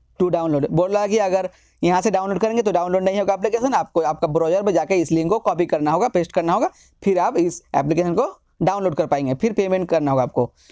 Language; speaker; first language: Hindi; non-native, local second language; Bangla